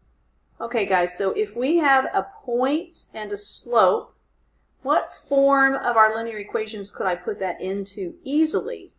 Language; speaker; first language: English; native; English